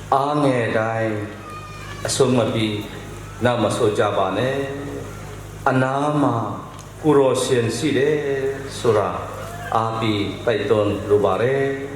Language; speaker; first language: Burmese; non-native, local second language; Tedim Chin